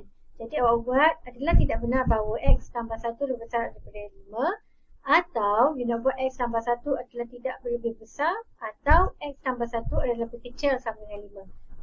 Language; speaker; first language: Malay; native; Malay